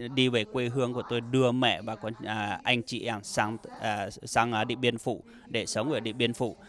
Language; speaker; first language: Vietnamese; non-native, local second language; Hmong